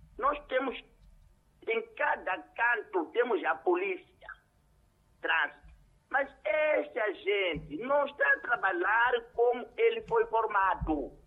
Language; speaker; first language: Portuguese; non-native, local second language; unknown